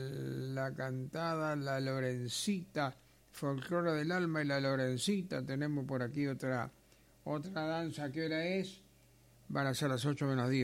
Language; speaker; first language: Spanish; native; Spanish